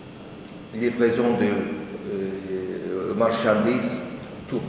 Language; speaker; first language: French; non-native, fluent; Turkish